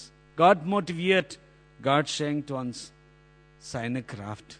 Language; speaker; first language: German; non-native, learner; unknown